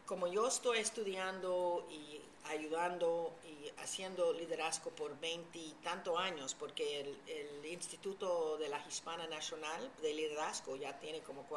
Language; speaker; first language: Spanish; early bilingual, heritage; Spanish